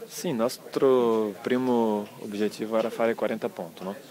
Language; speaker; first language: Italian; non-native, learner; Portuguese